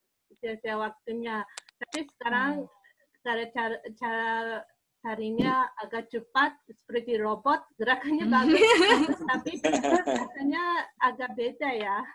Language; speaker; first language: Indonesian; non-native, learner; Japanese